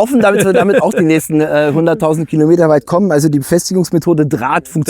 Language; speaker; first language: German; native; German